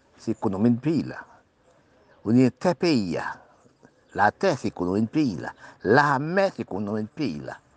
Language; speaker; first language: French; non-native, local second language; Haitian Creole